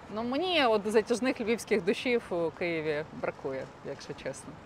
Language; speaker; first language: Ukrainian; native; Ukrainian